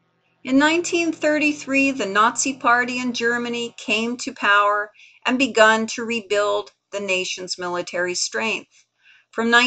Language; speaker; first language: English; native; English